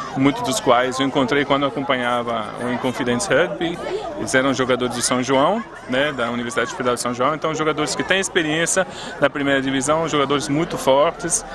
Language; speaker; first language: Portuguese; non-native, fluent; Italian